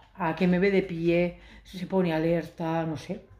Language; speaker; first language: Spanish; early bilingual, other home language; Arabic